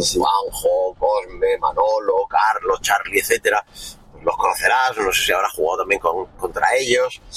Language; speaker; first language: Spanish; native; Spanish